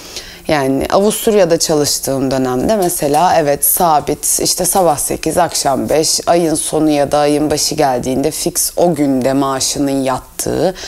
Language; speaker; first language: Turkish; early bilingual, heritage; Turkish